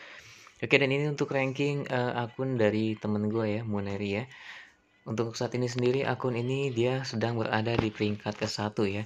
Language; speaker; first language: Indonesian; native; Indonesian